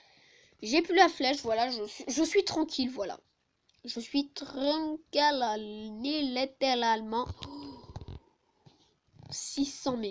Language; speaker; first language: French; native; French